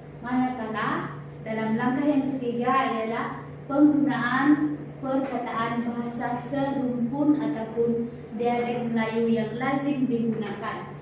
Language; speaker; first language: Malay; non-native, local second language; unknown